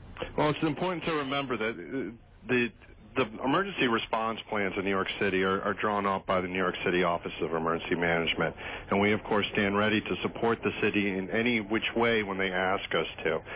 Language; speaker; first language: English; native; English